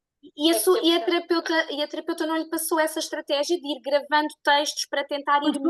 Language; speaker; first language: Portuguese; native; Portuguese